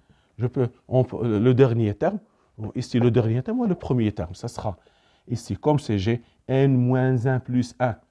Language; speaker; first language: French; non-native, local second language; Arabic